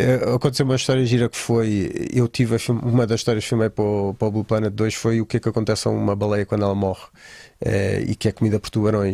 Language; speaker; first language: Portuguese; native; Portuguese